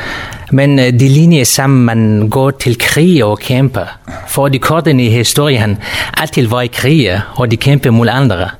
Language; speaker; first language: Danish; non-native, learner; Kurdish